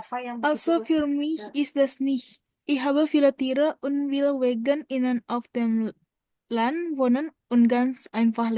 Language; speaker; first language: German; non-native, learner; Indonesian